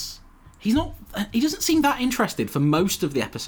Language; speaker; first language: English; native; English